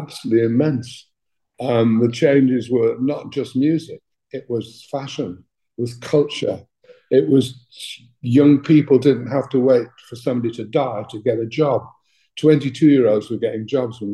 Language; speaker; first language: English; native; English